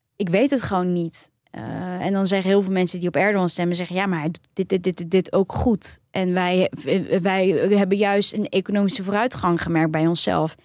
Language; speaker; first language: Dutch; early bilingual, other home language; Turkish